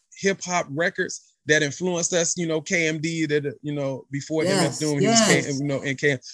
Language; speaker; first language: English; native; English